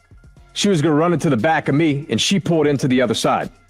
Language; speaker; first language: English; native; English